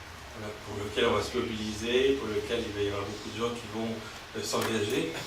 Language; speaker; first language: French; native; French